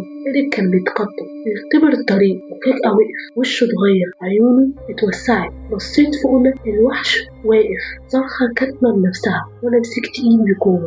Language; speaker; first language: Arabic; native; Arabic